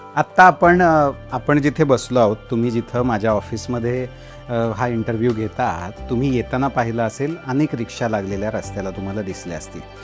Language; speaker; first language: Marathi; native; Marathi